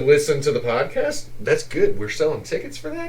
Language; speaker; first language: English; native; English